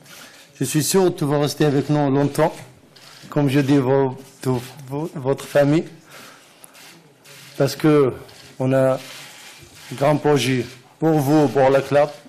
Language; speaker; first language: French; non-native, learner; Arabic